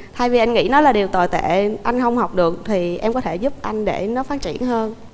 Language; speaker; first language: Vietnamese; native; Vietnamese